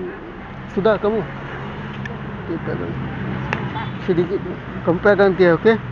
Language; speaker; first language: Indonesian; non-native, learner; Bangla